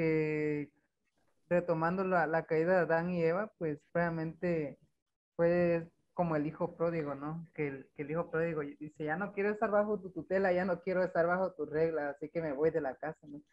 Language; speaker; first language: Spanish; native; Spanish